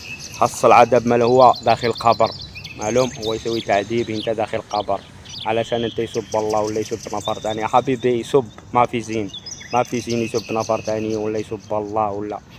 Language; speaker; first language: Arabic; non-native, learner; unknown